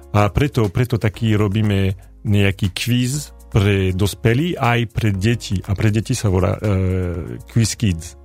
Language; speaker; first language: Slovak; non-native, learner; French